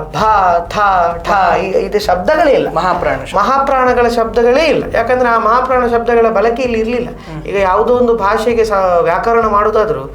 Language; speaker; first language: Kannada; non-native, local second language; Tulu